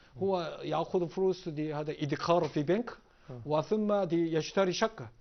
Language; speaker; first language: Egyptian Arabic; non-native, learner; Korean